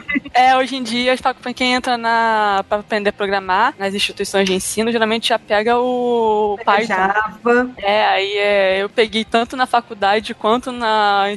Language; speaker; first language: Portuguese; native; Portuguese